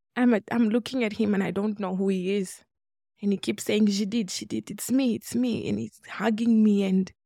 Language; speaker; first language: English; non-native, local second language; Swahili